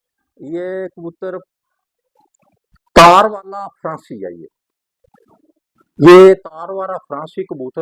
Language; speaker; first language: Hindi; non-native, local second language; Punjabi